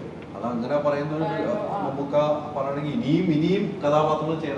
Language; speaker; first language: Malayalam; native; Malayalam